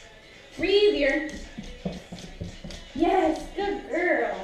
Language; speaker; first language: English; native; English